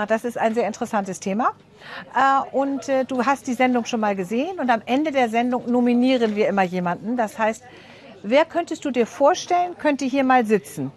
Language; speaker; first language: German; native; German